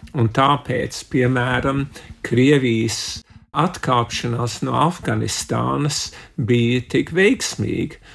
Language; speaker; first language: Latvian; early bilingual, heritage; Latvian